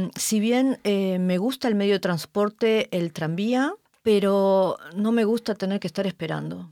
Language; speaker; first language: Spanish; native; Spanish